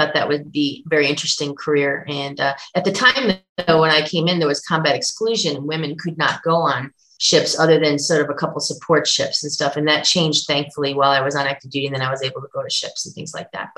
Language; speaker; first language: English; native; English